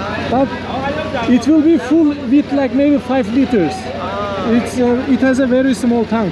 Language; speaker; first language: English; non-native, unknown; Turkish